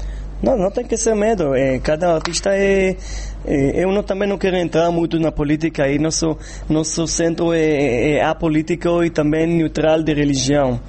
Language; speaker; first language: Portuguese; non-native, fluent; Hebrew